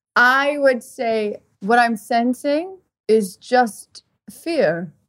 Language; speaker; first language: English; early bilingual, other home language; Portuguese